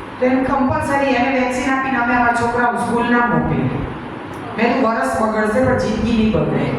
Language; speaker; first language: Gujarati; native; Gujarati